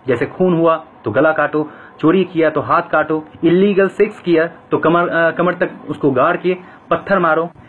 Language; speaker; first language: Hindi; non-native, fluent; Bangla